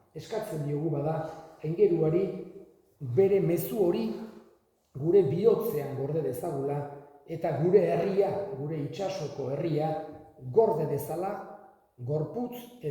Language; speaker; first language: Basque; native; Basque